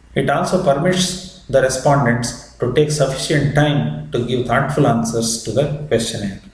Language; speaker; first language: English; non-native, local second language; Kannada